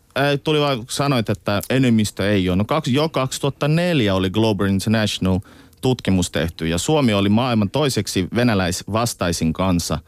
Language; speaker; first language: Finnish; early bilingual, other home language; Russian